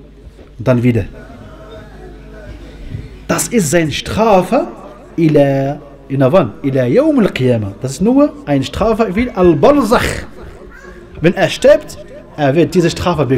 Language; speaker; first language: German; non-native, fluent; Arabic